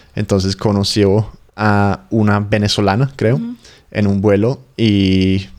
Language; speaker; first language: Spanish; non-native, fluent; English